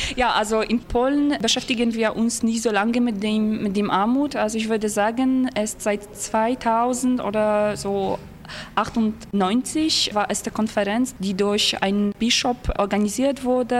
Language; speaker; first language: German; non-native, fluent; Polish